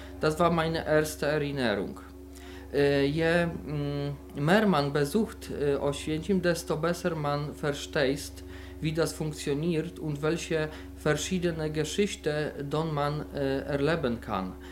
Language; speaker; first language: German; non-native, learner; Polish